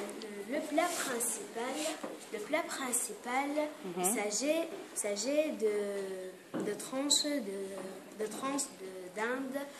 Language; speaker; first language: French; non-native, learner; Arabic